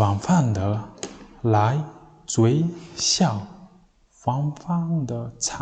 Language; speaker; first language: Chinese; non-native, fluent; Mongolian